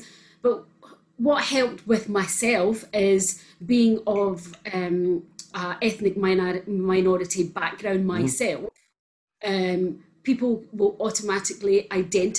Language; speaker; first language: English; native; English